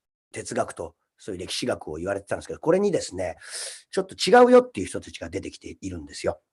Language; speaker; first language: Japanese; native; Japanese